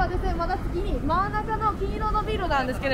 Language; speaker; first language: Japanese; non-native, fluent; Chinese